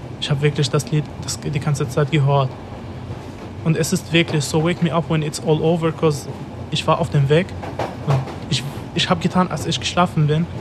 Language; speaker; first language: German; non-native, fluent; Arabic